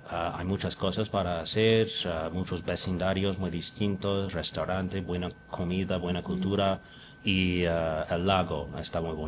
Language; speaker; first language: Spanish; non-native, fluent; English